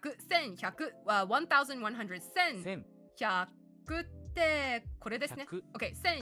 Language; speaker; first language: Japanese; non-native, learner; English